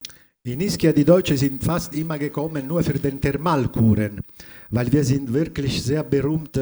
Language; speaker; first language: German; non-native, fluent; Italian